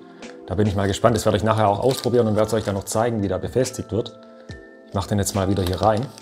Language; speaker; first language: German; native; German